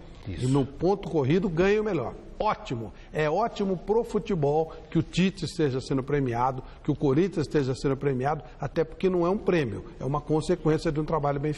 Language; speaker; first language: Portuguese; native; Portuguese